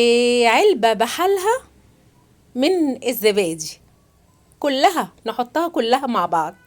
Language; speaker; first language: Arabic; native; Arabic